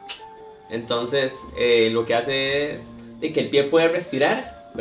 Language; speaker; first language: Spanish; native; Spanish